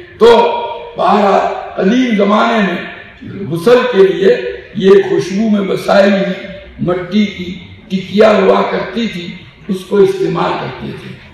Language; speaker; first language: Urdu; non-native, local second language; Gujarati